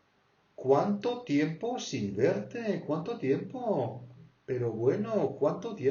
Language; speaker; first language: Spanish; non-native, fluent; French